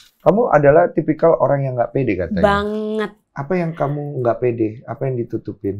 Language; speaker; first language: Indonesian; native; Indonesian